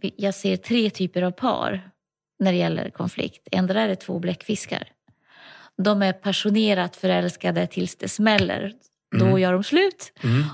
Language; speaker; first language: Swedish; native; Swedish